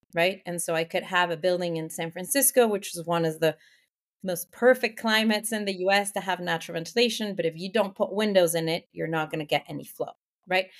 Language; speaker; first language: English; non-native, fluent; Spanish